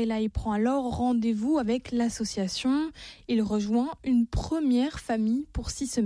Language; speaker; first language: French; native; French